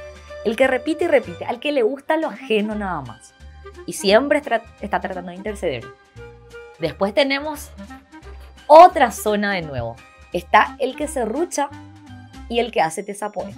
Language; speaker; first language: Spanish; native; Spanish